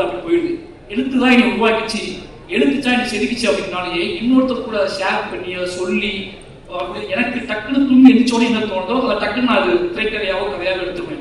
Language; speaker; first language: Tamil; native; Tamil